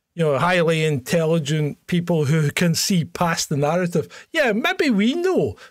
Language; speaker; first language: English; native; English